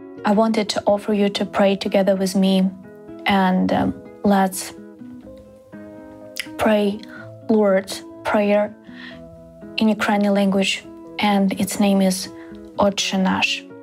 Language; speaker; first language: English; non-native, fluent; Ukrainian